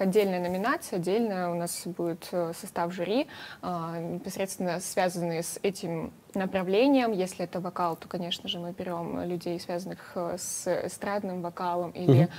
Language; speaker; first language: Russian; native; Russian